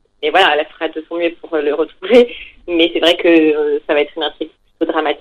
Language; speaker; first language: French; native; French